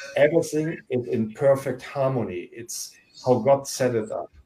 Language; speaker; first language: English; non-native, fluent; German